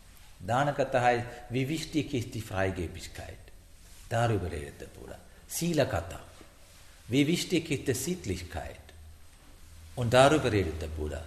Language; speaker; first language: German; non-native, learner; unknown